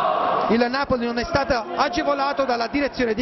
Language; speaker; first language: Italian; native; Italian